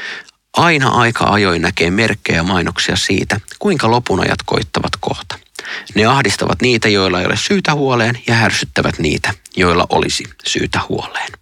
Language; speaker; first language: Finnish; native; Finnish